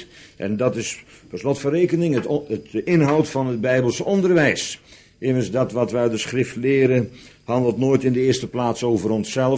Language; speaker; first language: Dutch; native; Dutch